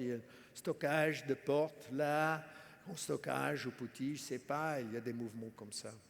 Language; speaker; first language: French; non-native, fluent; English